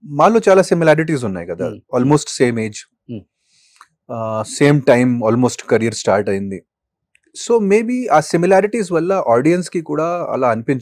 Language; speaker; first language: Telugu; non-native, fluent; Hindi